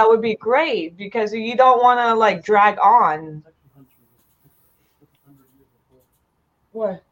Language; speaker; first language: English; non-native, fluent; Uzbek